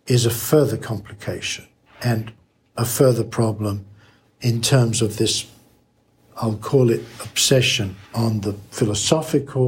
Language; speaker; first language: English; native; English